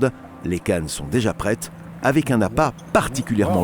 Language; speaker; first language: French; native; French